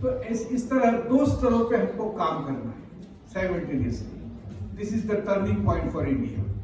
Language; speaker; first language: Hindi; non-native, local second language; Marathi